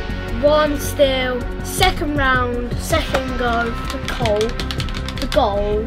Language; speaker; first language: English; native; English